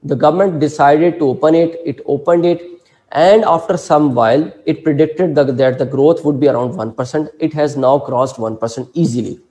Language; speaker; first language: English; non-native, local second language; Urdu